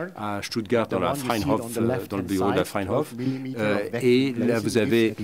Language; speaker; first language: French; non-native, fluent; German